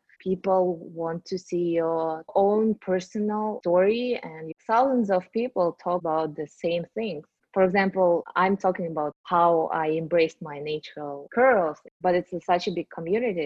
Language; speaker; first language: English; non-native, fluent; Russian